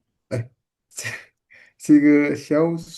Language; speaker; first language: Chinese; non-native, learner; Indonesian